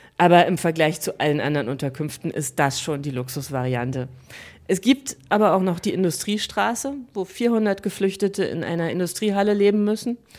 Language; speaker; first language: German; native; German